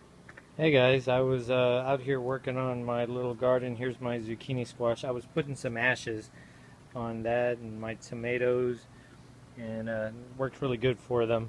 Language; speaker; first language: English; native; English